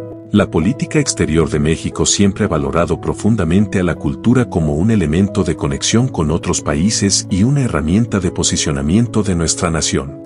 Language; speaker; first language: Spanish; native; Spanish